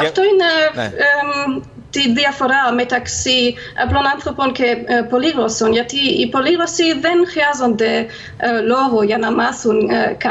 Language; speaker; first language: Greek; non-native, fluent; German